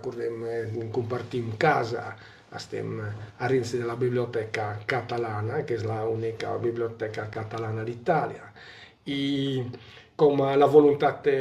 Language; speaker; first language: Catalan; non-native, local second language; Italian